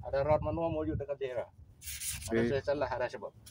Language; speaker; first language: Arabic; non-native, learner; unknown